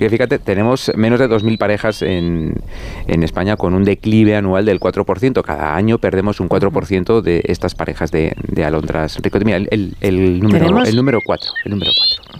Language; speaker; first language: Spanish; native; Spanish